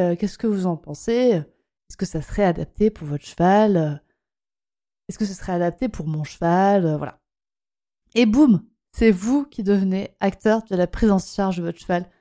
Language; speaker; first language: French; native; French